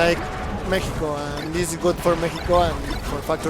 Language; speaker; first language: English; non-native, learner; Spanish